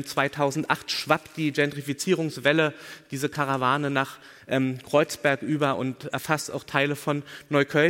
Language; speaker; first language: German; native; German